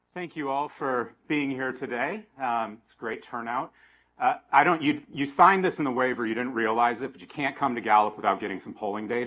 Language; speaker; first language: English; native; English